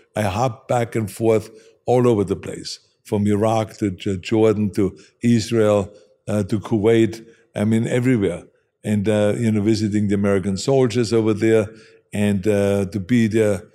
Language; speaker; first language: English; non-native, fluent; German